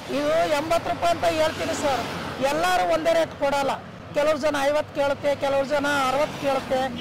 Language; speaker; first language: Kannada; non-native, local second language; Marathi